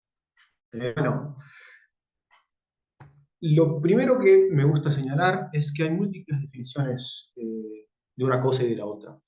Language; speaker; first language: Spanish; native; Spanish